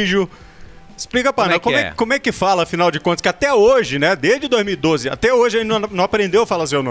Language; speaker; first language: Portuguese; native; Portuguese